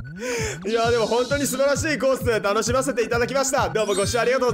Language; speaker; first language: Japanese; native; Japanese